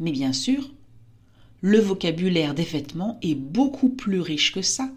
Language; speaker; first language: French; native; French